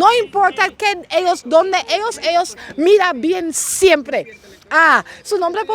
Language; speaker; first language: Spanish; non-native, learner; English